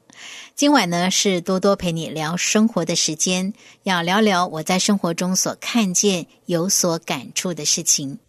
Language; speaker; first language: Chinese; native; Chinese